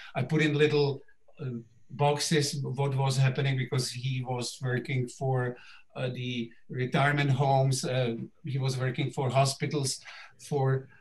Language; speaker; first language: English; non-native, fluent; Czech